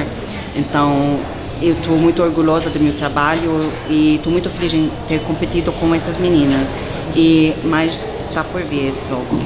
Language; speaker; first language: Portuguese; non-native, fluent; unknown